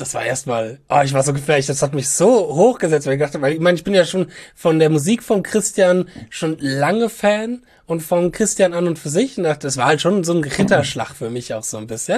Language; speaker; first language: German; native; German